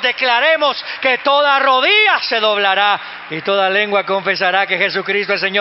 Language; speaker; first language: Spanish; native; Spanish